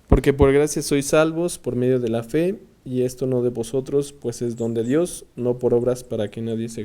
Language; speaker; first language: Spanish; native; Spanish